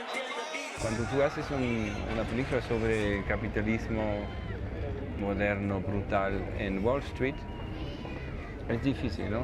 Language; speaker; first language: Spanish; non-native, fluent; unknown